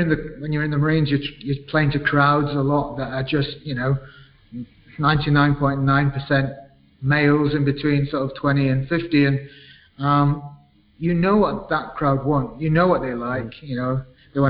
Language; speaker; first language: English; native; English